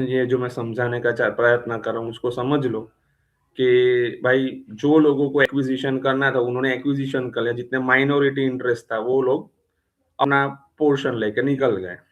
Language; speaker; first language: Hindi; non-native, local second language; Gujarati